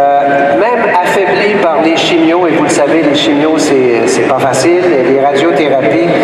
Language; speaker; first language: French; native; French